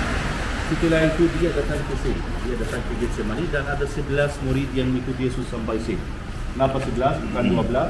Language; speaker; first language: Indonesian; non-native, fluent; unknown